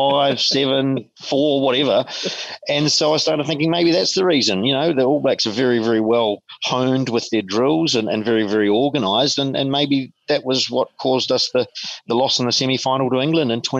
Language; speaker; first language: English; native; English